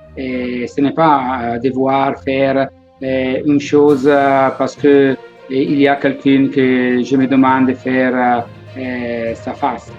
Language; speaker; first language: French; non-native, learner; Italian